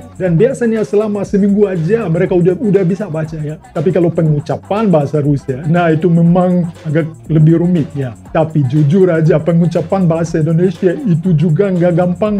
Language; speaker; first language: Indonesian; non-native, fluent; Russian